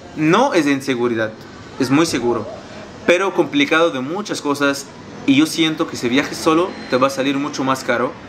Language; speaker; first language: Spanish; non-native, fluent; Arabic